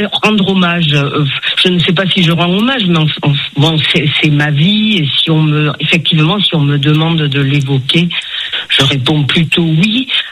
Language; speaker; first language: French; native; French